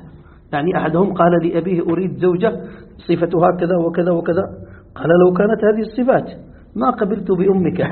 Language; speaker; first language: Arabic; native; Arabic